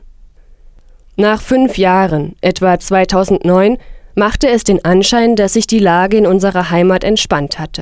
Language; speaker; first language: German; non-native, fluent; Persian